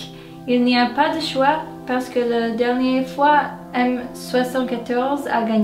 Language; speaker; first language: French; non-native, learner; English